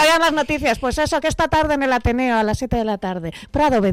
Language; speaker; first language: Spanish; native; Spanish